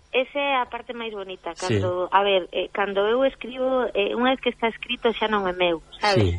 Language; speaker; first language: Galician; non-native, local second language; Spanish